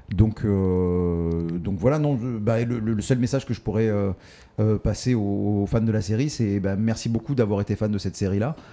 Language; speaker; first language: French; native; French